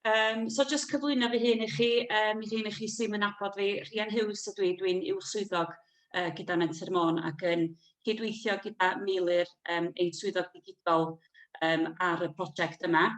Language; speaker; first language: Welsh; native; Welsh